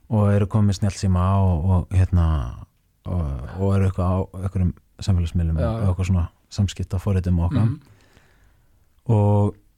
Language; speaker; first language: Icelandic; native; Icelandic